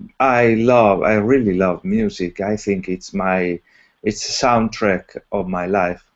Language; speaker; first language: English; non-native, learner; Italian